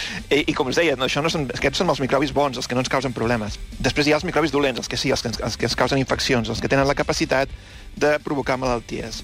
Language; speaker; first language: Catalan; native; Catalan